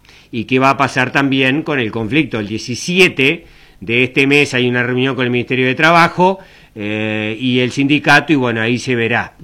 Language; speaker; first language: Spanish; native; Spanish